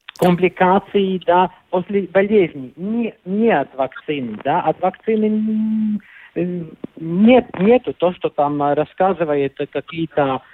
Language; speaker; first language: Russian; non-native, local second language; Latvian